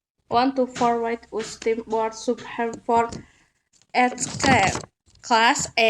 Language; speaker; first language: English; non-native, learner; Indonesian